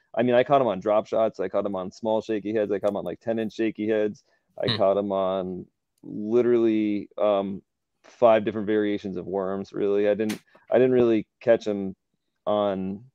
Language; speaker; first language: English; native; English